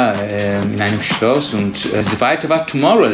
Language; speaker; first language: German; non-native, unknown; Turkish